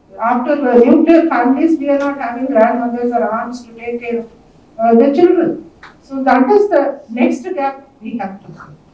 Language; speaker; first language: English; non-native, local second language; Tamil